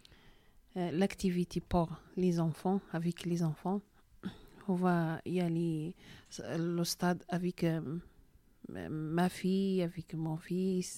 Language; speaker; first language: French; non-native, learner; Arabic